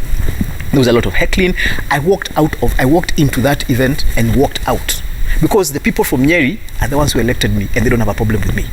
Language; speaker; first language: English; non-native, local second language; Kikuyu